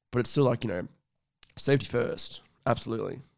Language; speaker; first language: English; native; English